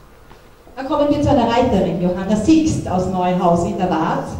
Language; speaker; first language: German; native; German